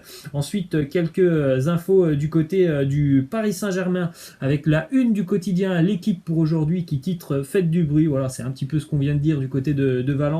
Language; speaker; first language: French; native; French